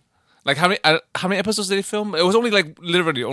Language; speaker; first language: English; native; English